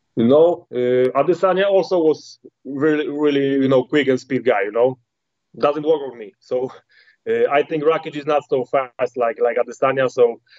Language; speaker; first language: English; non-native, learner; Polish